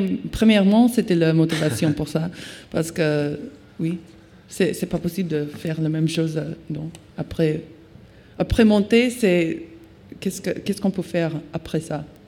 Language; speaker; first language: French; non-native, learner; English